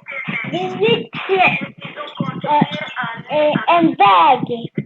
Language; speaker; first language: Swedish; early bilingual, other home language; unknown